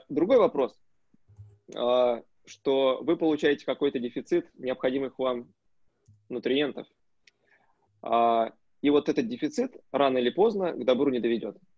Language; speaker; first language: Russian; native; Russian